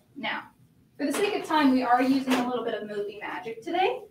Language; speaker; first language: English; native; English